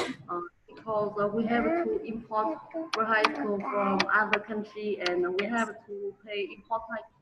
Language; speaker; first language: English; non-native, learner; Vietnamese